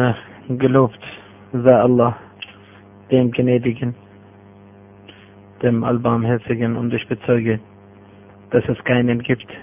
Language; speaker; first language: German; non-native, fluent; Arabic